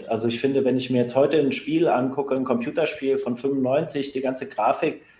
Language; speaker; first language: German; native; German